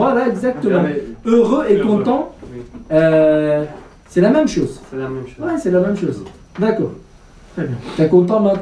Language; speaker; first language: French; non-native, fluent; Kurdish